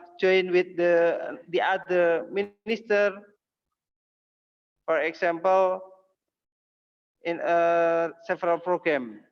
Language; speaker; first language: English; non-native, learner; Indonesian